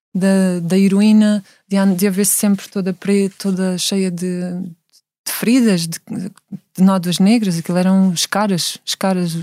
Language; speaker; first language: Portuguese; native; Portuguese